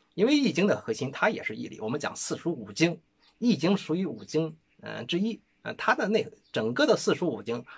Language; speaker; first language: Chinese; native; Chinese